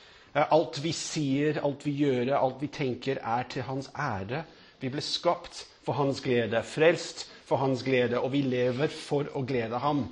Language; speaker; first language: Norwegian; non-native, fluent; English